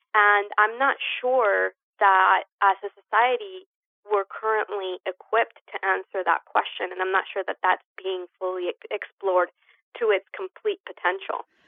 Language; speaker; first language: English; early bilingual, other home language; Spanish